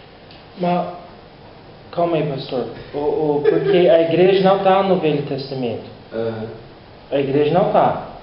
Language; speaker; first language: Portuguese; non-native, learner; English